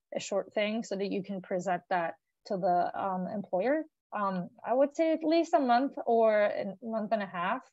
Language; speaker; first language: English; non-native, fluent; Turkish